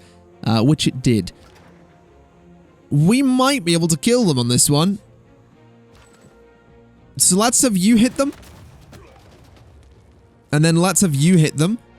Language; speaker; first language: English; native; English